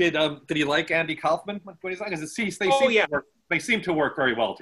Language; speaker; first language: English; native; English